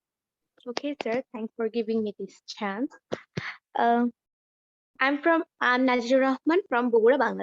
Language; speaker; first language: English; non-native, learner; Bangla